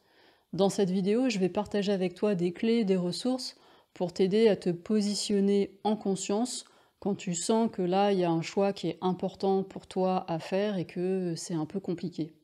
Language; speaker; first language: French; native; French